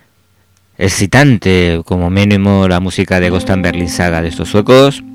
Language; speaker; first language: Spanish; native; Spanish